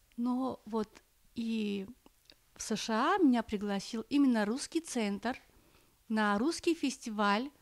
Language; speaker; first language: Russian; non-native, local second language; Armenian